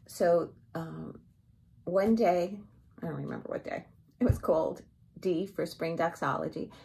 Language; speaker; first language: English; native; English